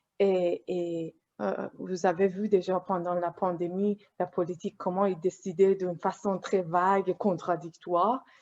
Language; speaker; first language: French; non-native, fluent; Persian